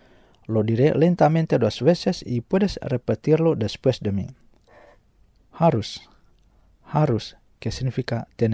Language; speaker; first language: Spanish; non-native, fluent; Indonesian